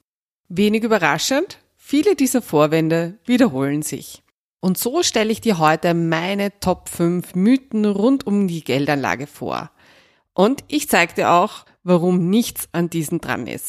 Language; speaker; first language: German; native; German